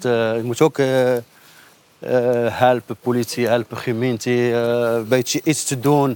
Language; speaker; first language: Dutch; non-native, learner; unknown